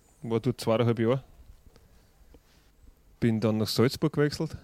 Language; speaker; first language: German; native; German